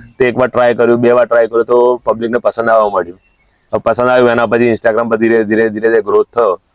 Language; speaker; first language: Gujarati; non-native, local second language; Sindhi